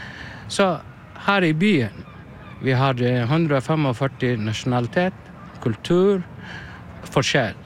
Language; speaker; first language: Norwegian; non-native, learner; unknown